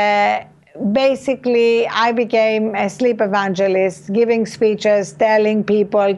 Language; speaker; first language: English; non-native, fluent; Greek